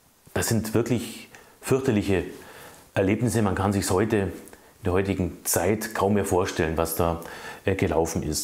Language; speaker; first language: German; native; German